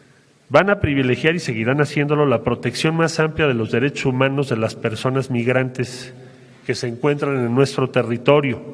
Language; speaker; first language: Spanish; native; Spanish